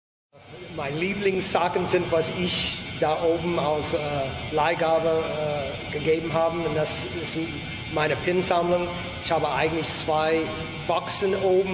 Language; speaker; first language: German; non-native, fluent; English